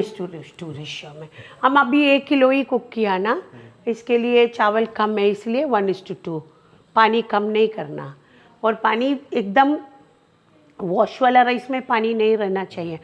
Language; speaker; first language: Hindi; non-native, local second language; Malayalam